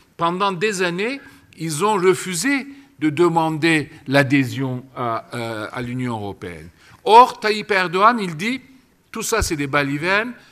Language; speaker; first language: French; non-native, fluent; Turkish